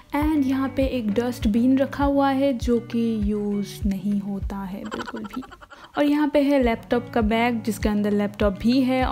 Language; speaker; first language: Hindi; non-native, local second language; Bangla